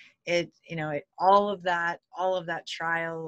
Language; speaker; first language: English; native; English